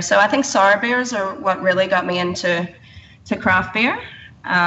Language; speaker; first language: English; native; English